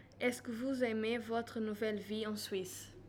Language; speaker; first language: French; non-native, learner; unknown